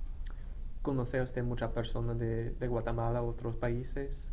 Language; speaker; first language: Spanish; non-native, fluent; English